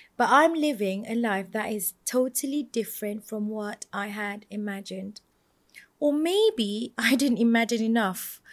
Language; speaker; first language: English; non-native, local second language; Malay